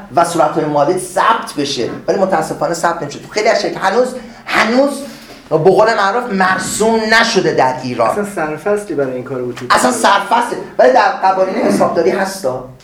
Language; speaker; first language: Persian; native; Persian